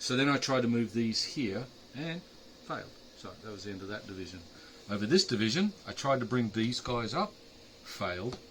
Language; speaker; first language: English; native; English